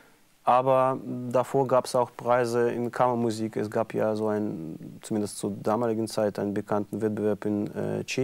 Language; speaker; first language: German; non-native, fluent; Russian